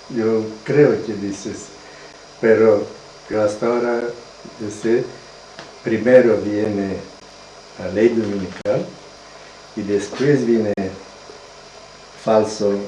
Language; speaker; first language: Spanish; non-native, learner; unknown